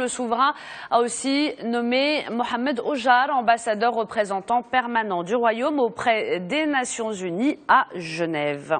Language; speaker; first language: French; non-native, local second language; Arabic